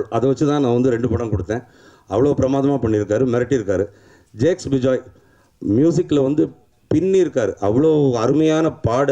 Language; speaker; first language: Tamil; native; Tamil